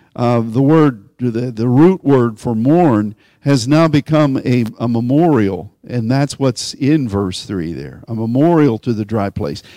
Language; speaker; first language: English; native; English